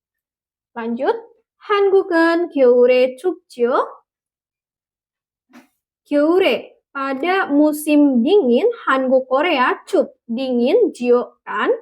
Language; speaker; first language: Korean; non-native, fluent; Indonesian